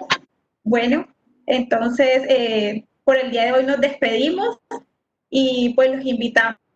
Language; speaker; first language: Spanish; native; Spanish